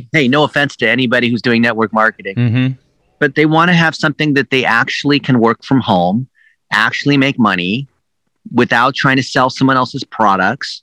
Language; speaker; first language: English; early bilingual, other home language; Chinese